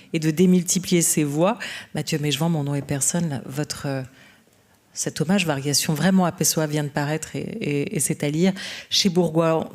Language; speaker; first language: French; native; French